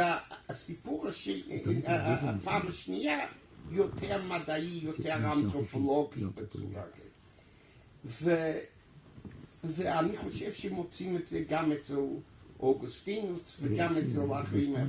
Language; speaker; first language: Hebrew; non-native, fluent; English